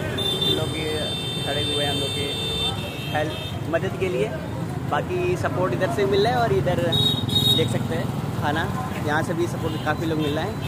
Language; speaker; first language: Hindi; native; Hindi